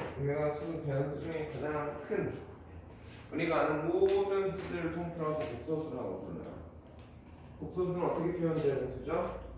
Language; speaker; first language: Korean; native; Korean